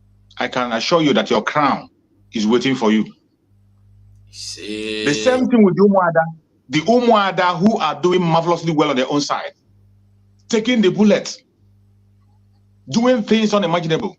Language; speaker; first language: English; non-native, local second language; Igbo